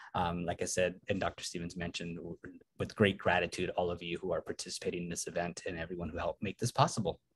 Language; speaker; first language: English; early bilingual, other home language; Spanish